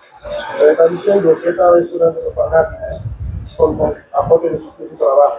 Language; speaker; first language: Spanish; non-native, learner; Haitian Creole